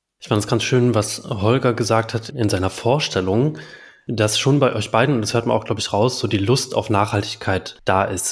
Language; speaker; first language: German; native; German